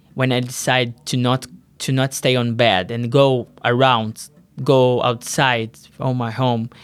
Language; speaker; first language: English; non-native, learner; Portuguese